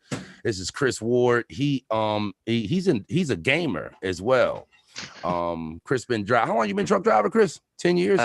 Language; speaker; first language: English; native; English